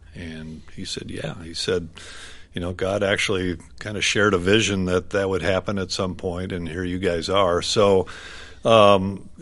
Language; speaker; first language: English; native; English